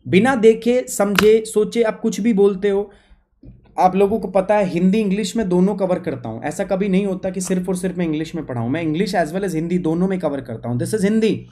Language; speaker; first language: Hindi; native; Hindi